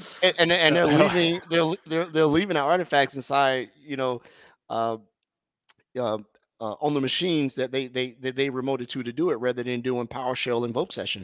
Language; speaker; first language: English; native; English